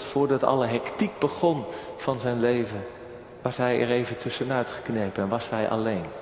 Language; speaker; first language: Dutch; native; Dutch